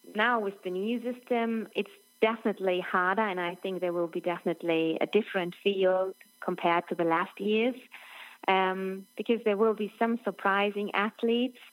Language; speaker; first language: English; non-native, fluent; German